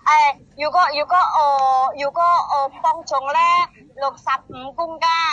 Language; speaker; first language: Chinese; non-native, learner; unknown